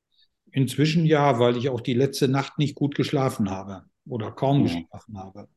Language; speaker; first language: German; native; German